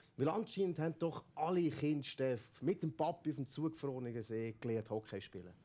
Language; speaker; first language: German; native; German